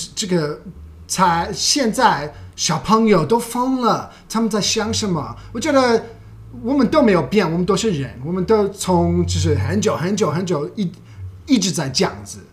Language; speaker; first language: Chinese; non-native, fluent; English